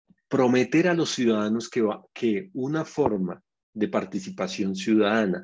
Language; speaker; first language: Spanish; native; Spanish